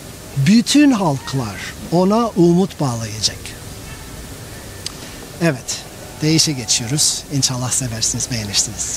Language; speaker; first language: Turkish; non-native, fluent; English